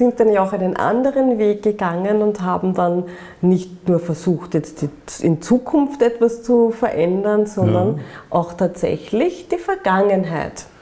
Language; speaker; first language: German; native; German